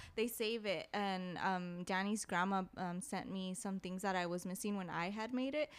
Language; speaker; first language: English; native; English